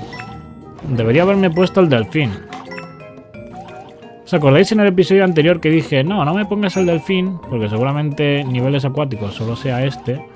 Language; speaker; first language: Spanish; native; Spanish